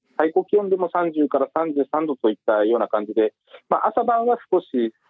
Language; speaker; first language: Japanese; native; Japanese